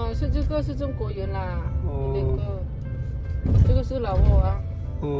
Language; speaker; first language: Chinese; non-native, learner; Lao